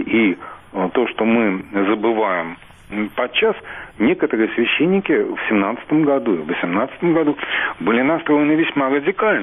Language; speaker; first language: Russian; native; Russian